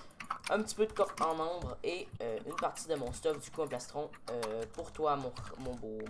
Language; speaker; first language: French; native; French